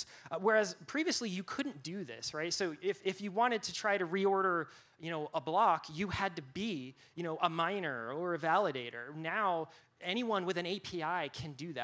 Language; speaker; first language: English; native; English